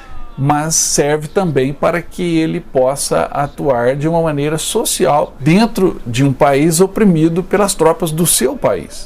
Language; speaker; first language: Portuguese; native; Portuguese